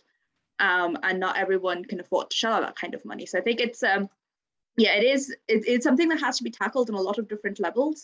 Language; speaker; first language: English; non-native, local second language; Bangla